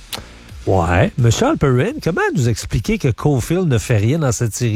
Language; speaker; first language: French; native; French